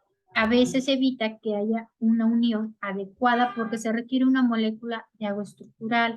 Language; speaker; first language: Spanish; native; Spanish